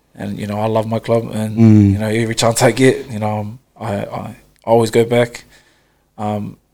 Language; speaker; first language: English; native; English